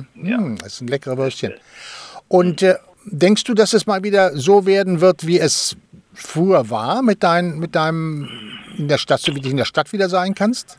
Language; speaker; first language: German; native; German